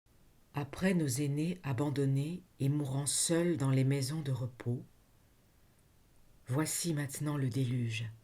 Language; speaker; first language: French; native; French